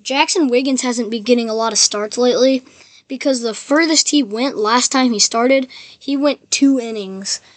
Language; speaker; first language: English; native; English